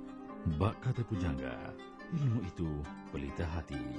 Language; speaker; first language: Malay; native; Malay